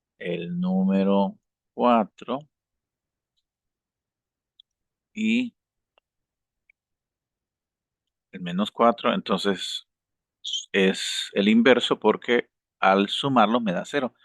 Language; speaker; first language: Spanish; native; Spanish